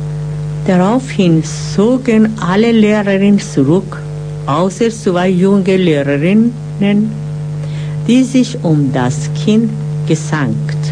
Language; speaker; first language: German; non-native, fluent; Persian